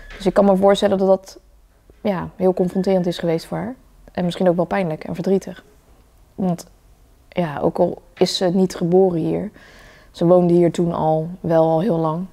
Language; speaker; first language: Dutch; early bilingual, other home language; Vietnamese